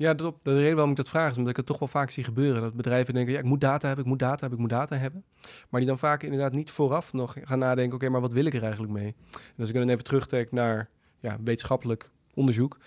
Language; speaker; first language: Dutch; native; Dutch